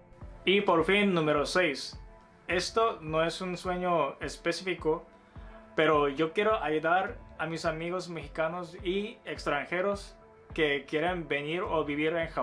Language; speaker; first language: Spanish; non-native, fluent; Japanese